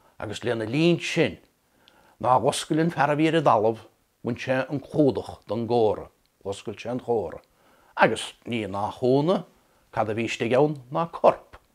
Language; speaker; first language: Irish; native; Irish